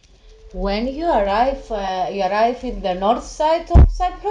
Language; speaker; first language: English; non-native, local second language; Greek